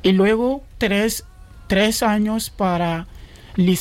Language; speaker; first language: Spanish; non-native, learner; Bambara